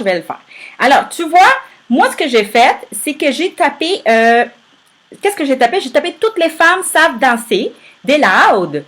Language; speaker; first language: French; native; French